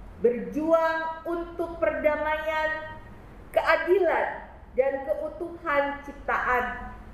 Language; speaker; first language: Indonesian; native; Indonesian